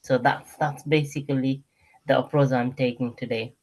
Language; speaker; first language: English; non-native, local second language; Nepali